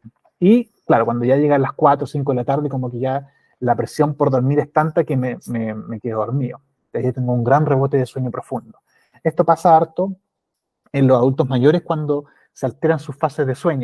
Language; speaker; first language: Spanish; native; Spanish